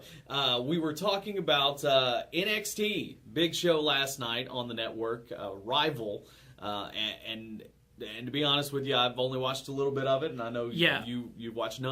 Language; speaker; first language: English; native; English